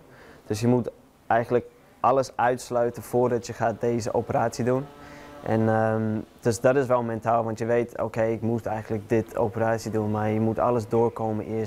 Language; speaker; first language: Dutch; non-native, fluent; English